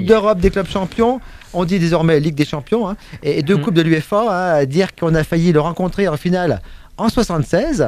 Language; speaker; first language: French; native; French